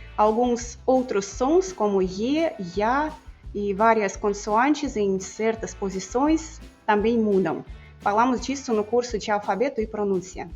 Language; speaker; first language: Portuguese; non-native, fluent; Russian